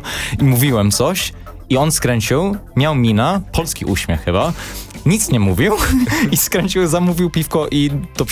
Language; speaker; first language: Polish; non-native, learner; English